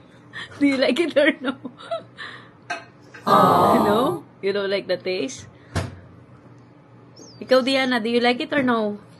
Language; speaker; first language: English; non-native, local second language; Filipino